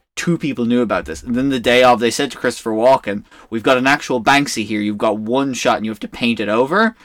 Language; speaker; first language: English; native; English